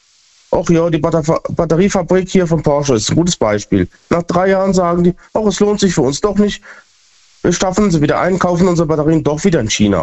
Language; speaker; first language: German; native; German